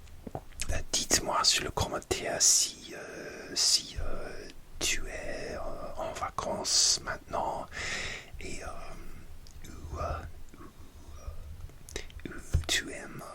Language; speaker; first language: French; non-native, learner; English